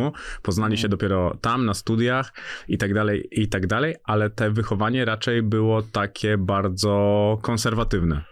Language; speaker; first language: Polish; native; Polish